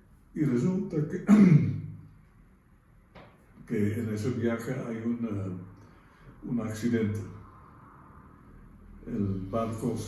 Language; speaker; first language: Spanish; non-native, fluent; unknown